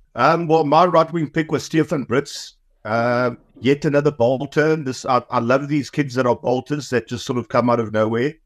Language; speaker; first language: English; native; English